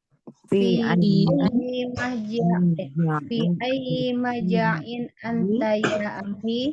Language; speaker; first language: Arabic; non-native, learner; Indonesian